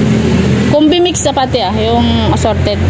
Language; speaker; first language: Filipino; native; Filipino